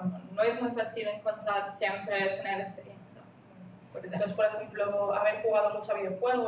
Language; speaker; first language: Spanish; non-native, learner; Italian